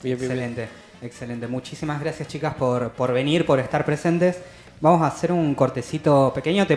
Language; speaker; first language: Spanish; native; Spanish